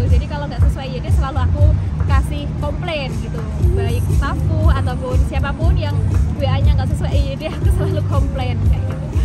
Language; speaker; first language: Indonesian; native; Indonesian